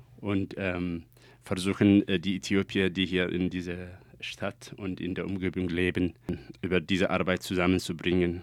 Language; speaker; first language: German; non-native, fluent; Amharic